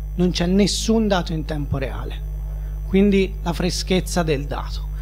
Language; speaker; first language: Italian; native; Italian